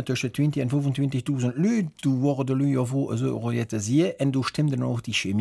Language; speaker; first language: German; native; German